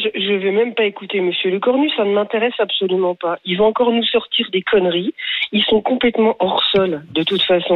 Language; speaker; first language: French; native; French